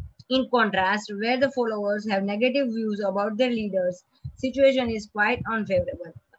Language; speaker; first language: English; non-native, local second language; Gujarati